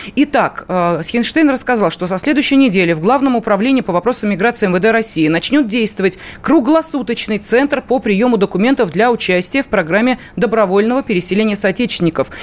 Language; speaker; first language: Russian; native; Russian